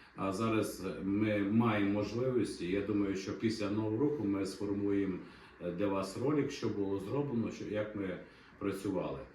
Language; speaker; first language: Ukrainian; native; Ukrainian